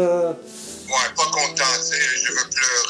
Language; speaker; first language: French; early bilingual, other home language; English